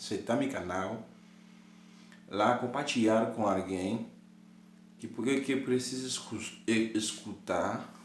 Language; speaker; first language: Portuguese; non-native, learner; Haitian Creole